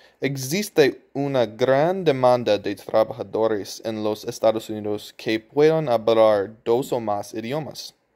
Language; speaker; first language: Spanish; non-native, fluent; English